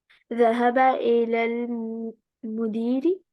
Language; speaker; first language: Arabic; non-native, learner; Urdu